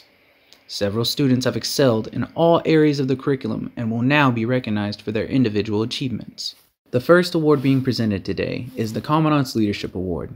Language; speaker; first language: English; native; English